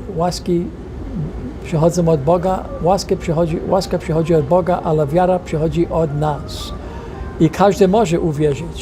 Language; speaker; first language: Polish; non-native, fluent; English